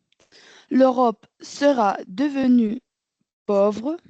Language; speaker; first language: French; non-native, learner; Arabic